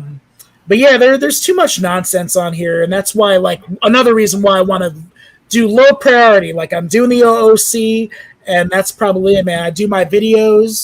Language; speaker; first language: English; native; English